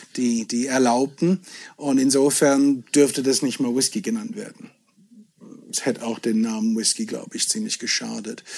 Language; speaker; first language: German; non-native, fluent; English